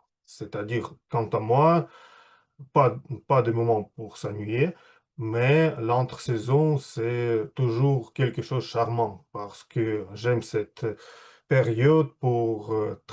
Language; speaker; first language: French; non-native, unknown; Russian